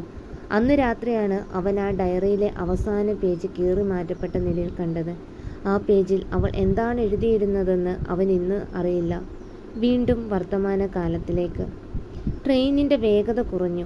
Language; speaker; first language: Malayalam; native; Malayalam